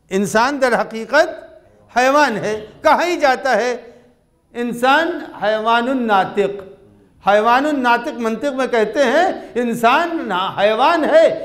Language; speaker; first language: Urdu; native; Urdu